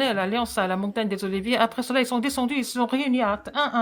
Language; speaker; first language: French; non-native, fluent; Korean